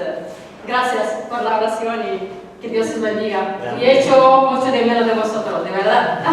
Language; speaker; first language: Spanish; non-native, learner; Arabic